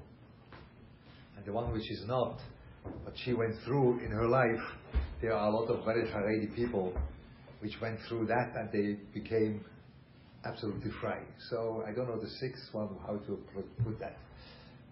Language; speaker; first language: English; non-native, fluent; German